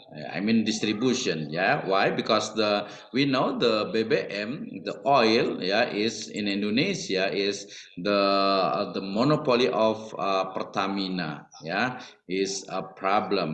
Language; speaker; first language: English; non-native, learner; Indonesian